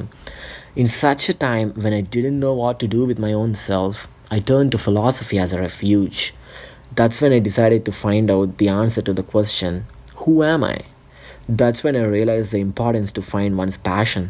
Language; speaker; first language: English; non-native, local second language; Telugu